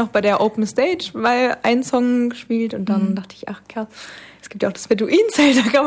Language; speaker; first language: German; native; German